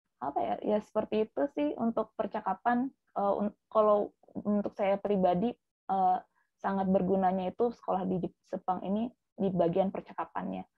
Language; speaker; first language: Indonesian; native; Indonesian